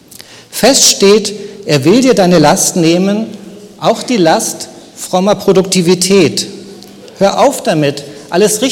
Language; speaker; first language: German; native; German